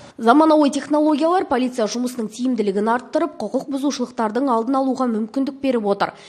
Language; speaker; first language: Kazakh; native; Kazakh